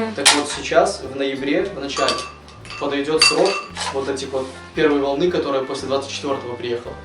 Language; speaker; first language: Russian; native; Russian